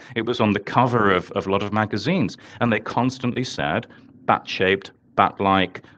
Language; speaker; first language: English; native; English